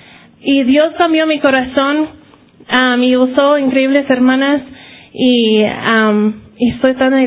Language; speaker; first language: Spanish; early bilingual, heritage; Spanish